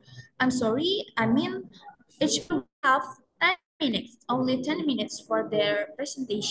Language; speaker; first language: English; non-native, fluent; Indonesian